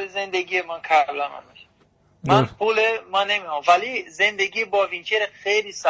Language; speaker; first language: Persian; non-native, learner; Portuguese